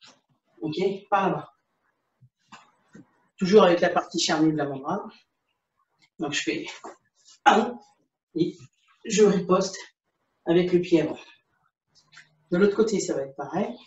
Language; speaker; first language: French; native; French